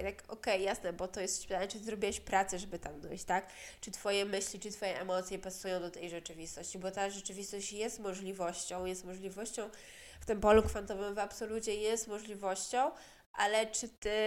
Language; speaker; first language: Polish; native; Polish